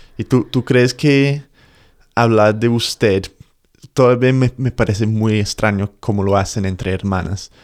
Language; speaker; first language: Spanish; non-native, fluent; English